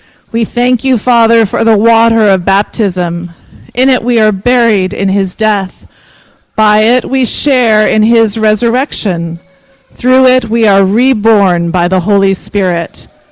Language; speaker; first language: English; native; English